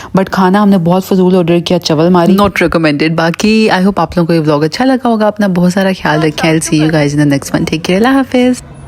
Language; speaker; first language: Urdu; native; Urdu